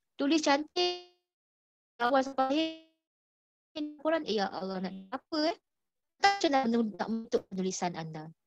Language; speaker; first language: Malay; native; Malay